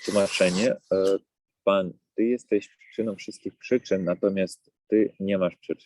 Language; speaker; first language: Polish; native; Polish